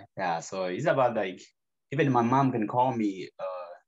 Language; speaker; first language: English; non-native, local second language; Gusii